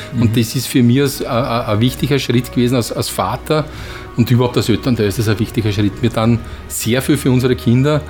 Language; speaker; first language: German; native; German